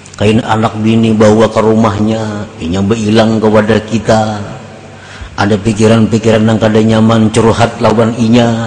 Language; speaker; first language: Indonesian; non-native, local second language; Banjar